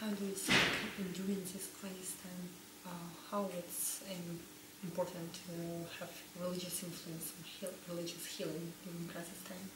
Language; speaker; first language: English; non-native, fluent; Ukrainian